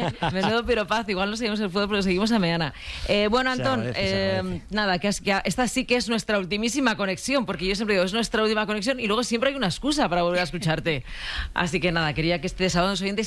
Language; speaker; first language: Spanish; native; Spanish